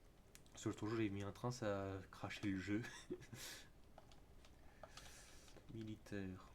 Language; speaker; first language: French; native; French